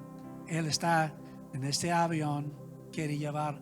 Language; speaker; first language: Spanish; non-native, learner; English